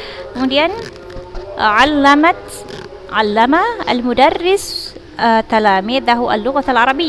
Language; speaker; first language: Arabic; non-native, fluent; Indonesian